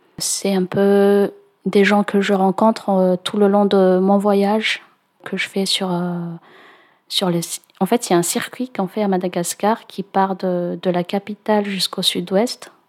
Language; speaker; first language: French; non-native, local second language; Malagasy